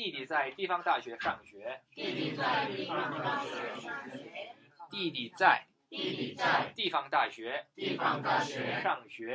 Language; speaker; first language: Chinese; non-native, fluent; Korean